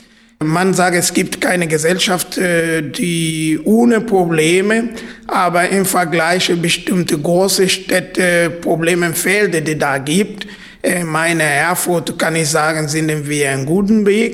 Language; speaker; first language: German; non-native, fluent; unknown